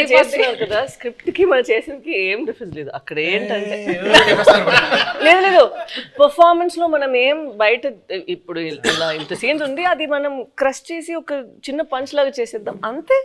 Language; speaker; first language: Telugu; non-native, fluent; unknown